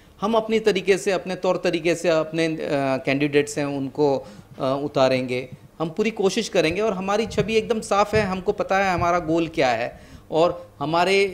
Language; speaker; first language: Hindi; non-native, local second language; Marathi